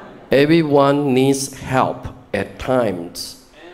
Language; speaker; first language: English; non-native, fluent; Chinese